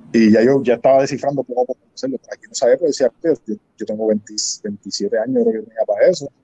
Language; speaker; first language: Spanish; native; Spanish